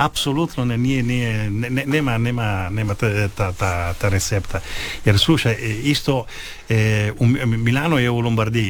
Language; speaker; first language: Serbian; non-native, learner; Italian